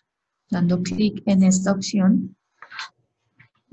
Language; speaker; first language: Spanish; native; Spanish